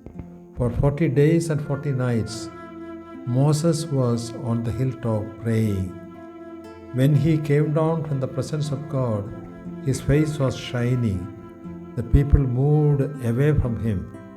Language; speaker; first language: English; non-native, local second language; Malayalam